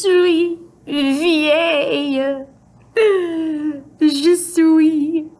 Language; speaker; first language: French; non-native, fluent; English